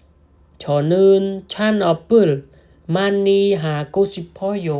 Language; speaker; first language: Korean; non-native, learner; Khmer